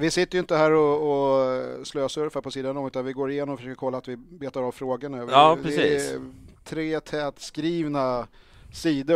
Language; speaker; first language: Swedish; native; Swedish